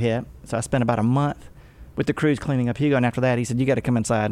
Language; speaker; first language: English; native; English